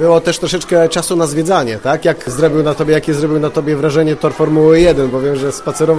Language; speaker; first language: Polish; native; Polish